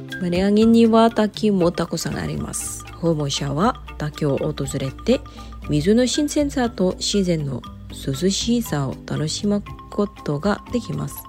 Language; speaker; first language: Japanese; non-native, fluent; Indonesian